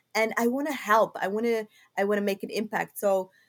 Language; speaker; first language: English; non-native, fluent; Somali